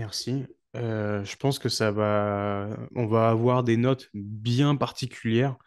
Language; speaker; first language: French; native; French